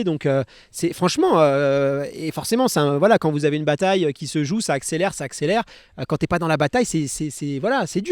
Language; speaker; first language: French; native; French